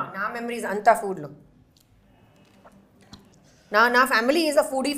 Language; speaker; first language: Telugu; non-native, learner; Hindi